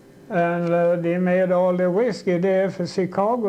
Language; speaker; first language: English; non-native, fluent; Swedish